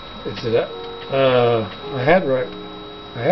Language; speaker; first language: English; native; English